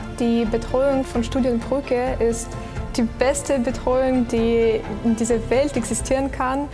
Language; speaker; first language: German; non-native, fluent; Russian